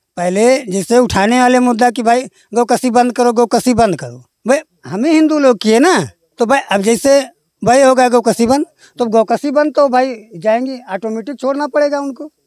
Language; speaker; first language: Hindi; native; Hindi